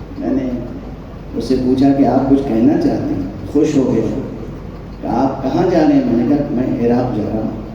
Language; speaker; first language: Urdu; native; Urdu